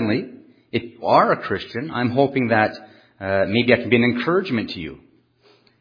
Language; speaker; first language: English; non-native, fluent; French